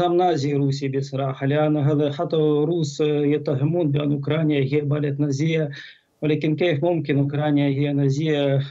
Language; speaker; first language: Arabic; non-native, fluent; Ukrainian